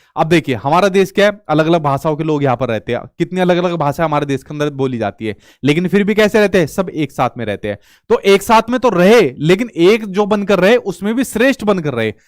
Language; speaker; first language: Hindi; native; Hindi